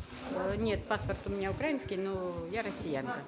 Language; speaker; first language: Russian; native; Russian